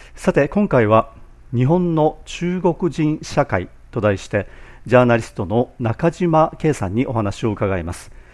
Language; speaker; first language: Japanese; native; Japanese